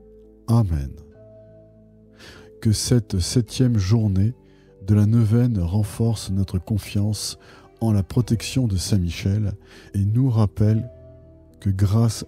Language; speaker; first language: French; native; French